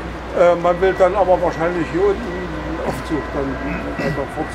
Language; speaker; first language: German; native; German